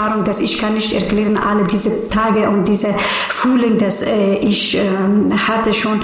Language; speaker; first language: German; non-native, learner; Persian